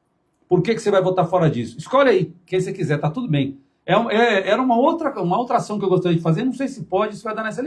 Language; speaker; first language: Portuguese; native; Portuguese